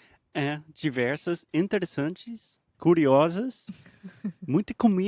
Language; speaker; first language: Portuguese; non-native, fluent; English